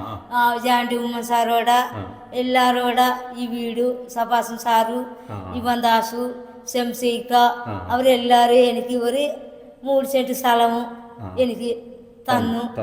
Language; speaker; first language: Malayalam; non-native, local second language; Telugu